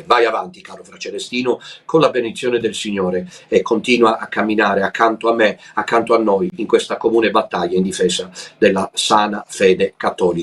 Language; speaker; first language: Italian; native; Italian